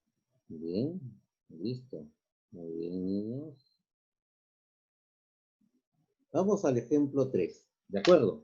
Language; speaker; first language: Spanish; native; Spanish